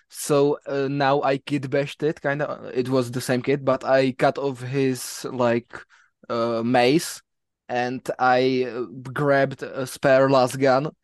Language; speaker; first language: English; non-native, fluent; Czech